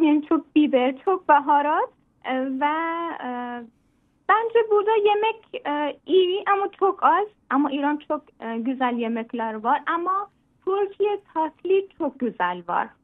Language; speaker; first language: Turkish; non-native, learner; Persian